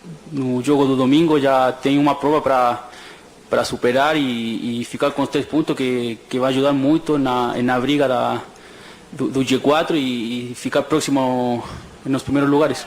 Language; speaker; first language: Portuguese; non-native, fluent; Spanish